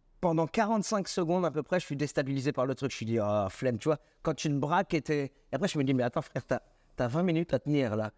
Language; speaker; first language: French; native; French